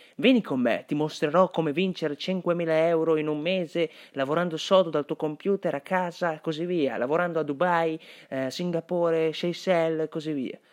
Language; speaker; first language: Italian; early bilingual, other home language; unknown